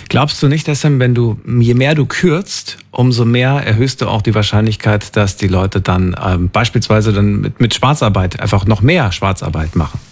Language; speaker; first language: German; native; German